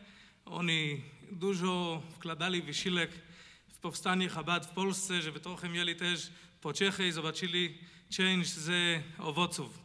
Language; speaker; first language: Polish; non-native, learner; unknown